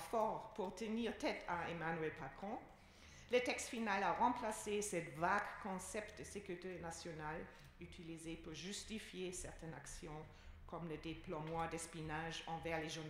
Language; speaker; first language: French; non-native, fluent; German